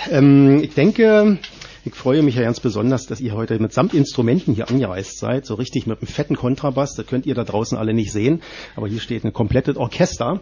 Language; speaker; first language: German; native; German